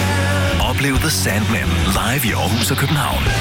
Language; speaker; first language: Danish; native; Danish